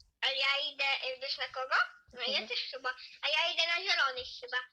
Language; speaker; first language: Polish; native; Polish